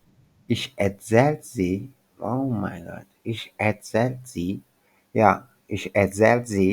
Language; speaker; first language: German; non-native, learner; Turkish